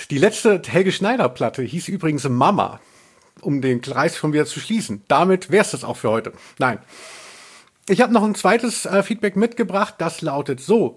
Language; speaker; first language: German; native; German